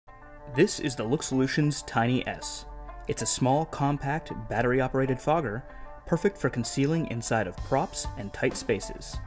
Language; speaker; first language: English; native; English